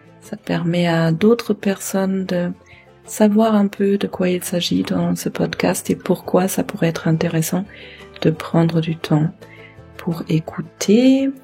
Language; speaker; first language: French; non-native, fluent; German